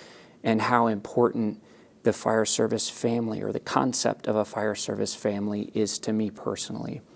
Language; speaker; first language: English; native; English